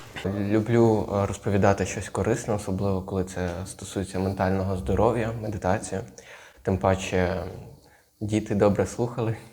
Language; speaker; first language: Ukrainian; native; Ukrainian